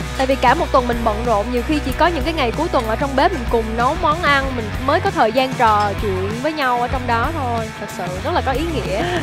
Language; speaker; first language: Vietnamese; native; Vietnamese